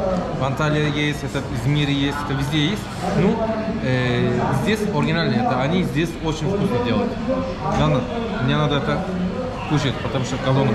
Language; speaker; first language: Russian; non-native, learner; Turkish